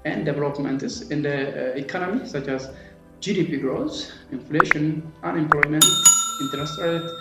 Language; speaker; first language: English; non-native, local second language; Amharic